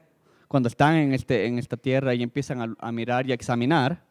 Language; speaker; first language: Spanish; native; Spanish